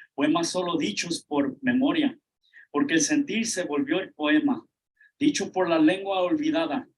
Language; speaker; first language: Spanish; early bilingual, other home language; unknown